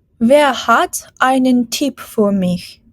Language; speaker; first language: German; non-native, fluent; Ukrainian